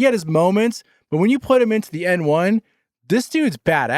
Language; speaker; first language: English; native; English